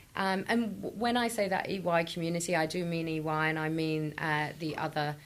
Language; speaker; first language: English; native; English